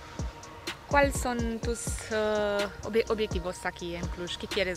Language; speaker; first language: Spanish; non-native, learner; Romanian